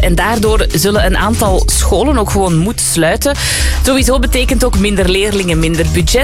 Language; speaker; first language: Dutch; native; Dutch